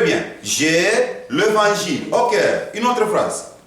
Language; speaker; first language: French; non-native, fluent; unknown